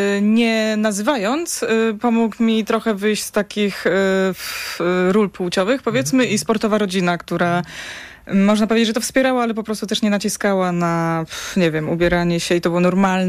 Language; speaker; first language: Polish; native; Polish